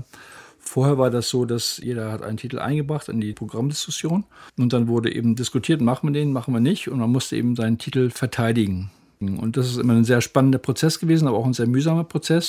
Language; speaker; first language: German; native; German